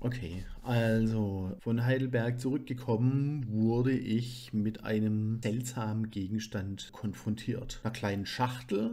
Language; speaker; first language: German; native; German